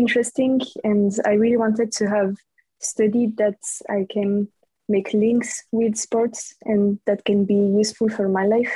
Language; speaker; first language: English; non-native, fluent; French